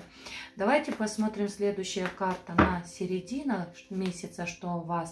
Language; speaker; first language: Russian; non-native, fluent; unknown